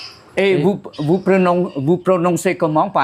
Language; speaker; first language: French; non-native, fluent; Khmer